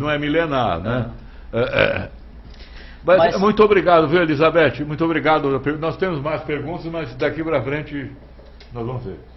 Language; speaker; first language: Portuguese; native; Portuguese